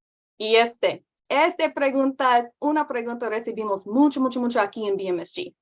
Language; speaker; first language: Spanish; non-native, learner; English